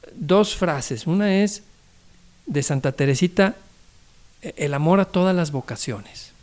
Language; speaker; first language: Spanish; native; Spanish